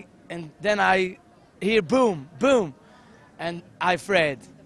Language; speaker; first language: English; non-native, learner; Hebrew